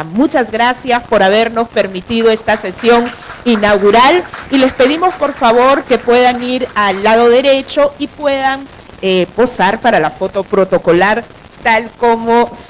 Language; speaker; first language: Spanish; native; Spanish